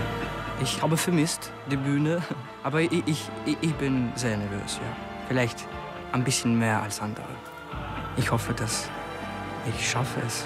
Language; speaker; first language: German; non-native, learner; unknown